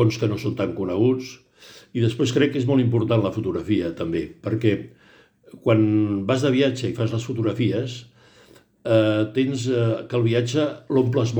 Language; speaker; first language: Catalan; native; Catalan